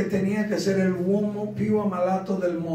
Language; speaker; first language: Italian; non-native, learner; Spanish